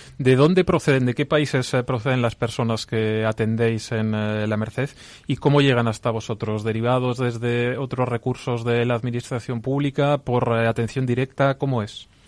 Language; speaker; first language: Spanish; native; Spanish